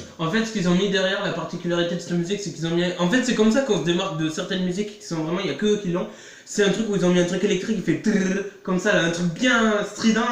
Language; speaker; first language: French; native; French